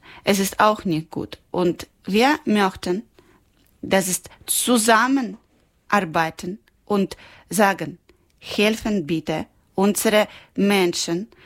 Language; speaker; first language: German; non-native, learner; Ukrainian